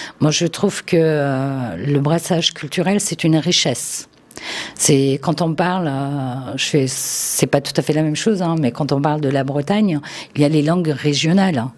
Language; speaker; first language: French; early bilingual, other home language; Turkish